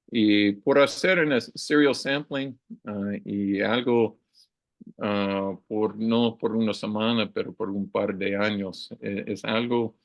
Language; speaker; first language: Spanish; non-native, learner; English